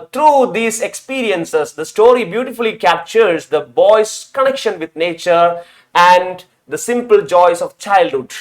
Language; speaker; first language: English; non-native, local second language; Malayalam